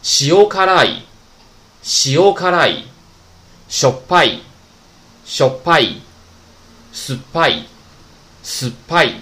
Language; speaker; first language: Japanese; non-native, fluent; Chinese